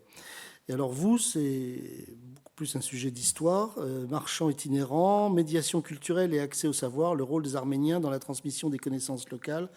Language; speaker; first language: French; native; French